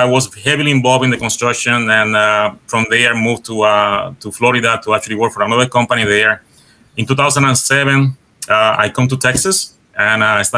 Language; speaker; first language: English; non-native, fluent; Spanish